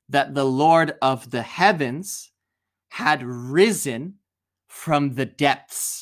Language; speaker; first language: English; native; English